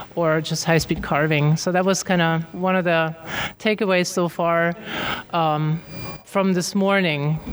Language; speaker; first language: English; non-native, fluent; German